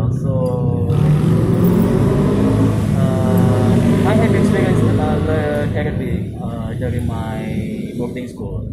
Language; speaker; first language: English; non-native, learner; Indonesian